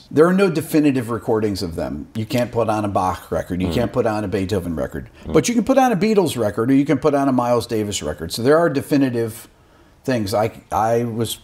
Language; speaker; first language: English; native; English